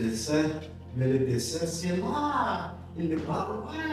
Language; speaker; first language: French; non-native, local second language; Malagasy